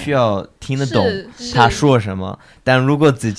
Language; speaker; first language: Chinese; non-native, fluent; English